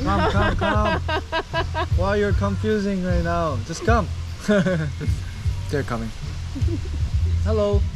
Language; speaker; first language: English; non-native, learner; Korean